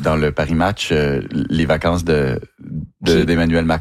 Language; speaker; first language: French; native; French